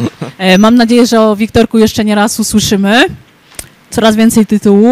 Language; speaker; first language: Polish; native; Polish